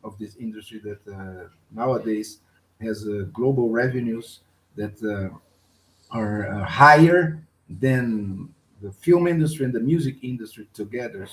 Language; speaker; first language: English; non-native, fluent; Portuguese